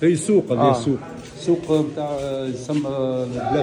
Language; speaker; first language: Arabic; native; Arabic